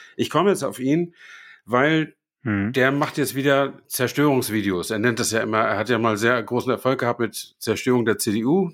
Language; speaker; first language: German; native; German